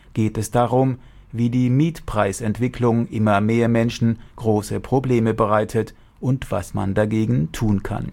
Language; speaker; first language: German; native; German